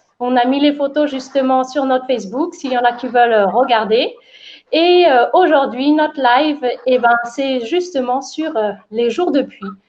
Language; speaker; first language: French; native; French